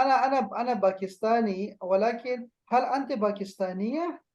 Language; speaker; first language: Arabic; non-native, fluent; Urdu